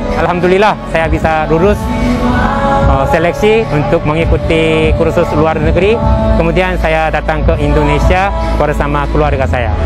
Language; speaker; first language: Indonesian; non-native, fluent; Korean